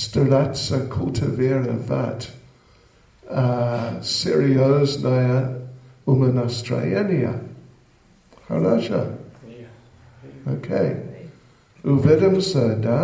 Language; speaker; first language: Russian; non-native, learner; English